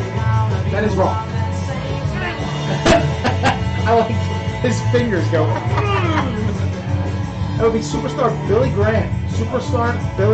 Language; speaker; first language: English; native; English